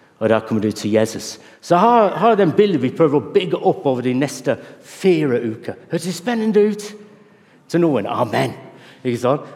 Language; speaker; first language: Norwegian; non-native, fluent; English